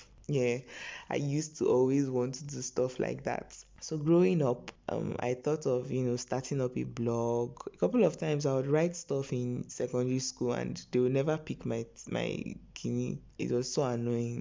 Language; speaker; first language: English; non-native, local second language; Igbo